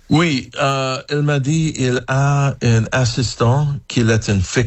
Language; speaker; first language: French; non-native, fluent; English